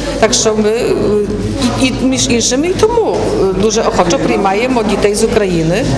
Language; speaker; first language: Polish; non-native, learner; Ukrainian